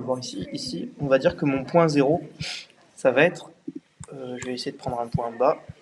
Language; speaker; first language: French; native; French